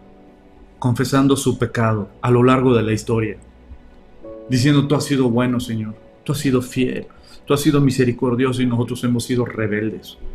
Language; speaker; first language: Spanish; native; Spanish